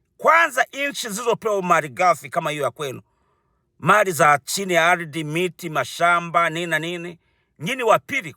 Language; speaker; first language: Swahili; non-native, local second language; Rundi